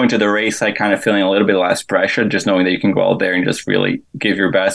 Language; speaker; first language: English; non-native, fluent; Portuguese